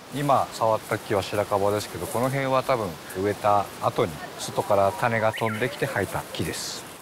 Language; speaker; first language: Japanese; native; Japanese